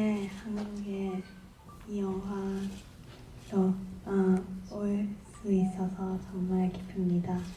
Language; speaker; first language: Korean; non-native, learner; Japanese